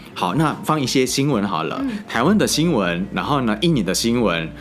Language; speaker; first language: Chinese; non-native, fluent; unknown